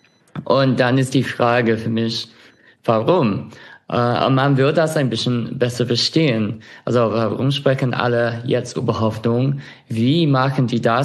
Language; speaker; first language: German; non-native, fluent; English